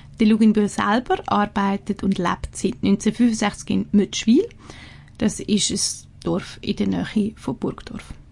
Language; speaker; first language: German; native; German